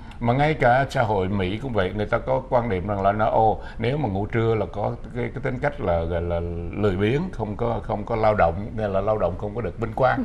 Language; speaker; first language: Vietnamese; native; Vietnamese